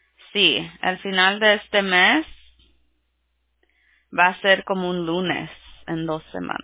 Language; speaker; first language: Spanish; early bilingual, heritage; Spanish